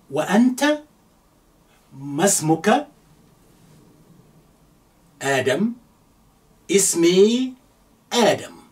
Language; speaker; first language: Arabic; non-native, fluent; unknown